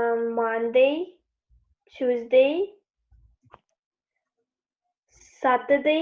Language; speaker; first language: English; non-native, learner; Russian